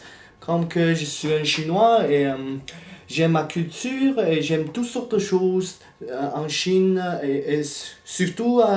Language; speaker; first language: French; non-native, fluent; Chinese